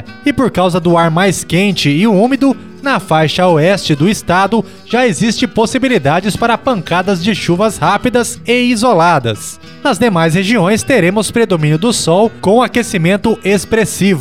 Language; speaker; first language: Portuguese; native; Portuguese